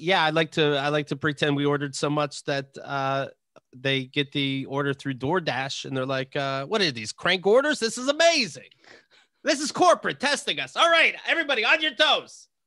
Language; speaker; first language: English; native; English